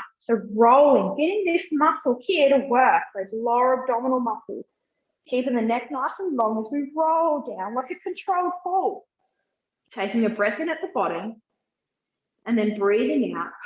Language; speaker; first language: English; native; English